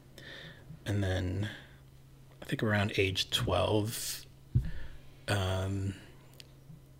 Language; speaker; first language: English; early bilingual, other home language; Cantonese